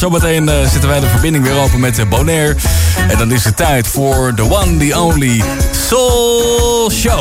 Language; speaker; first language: Dutch; native; Dutch